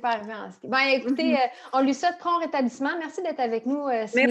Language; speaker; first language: French; native; French